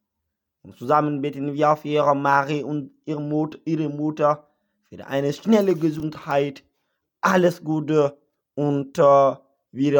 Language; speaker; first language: German; non-native, learner; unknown